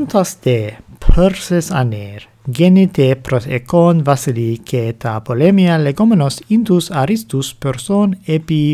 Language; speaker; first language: Greek; non-native, fluent; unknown